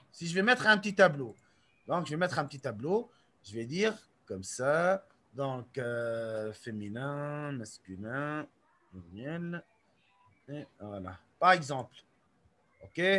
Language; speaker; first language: French; non-native, local second language; Arabic